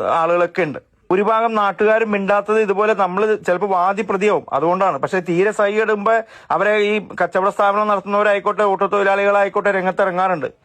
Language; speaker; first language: Malayalam; native; Malayalam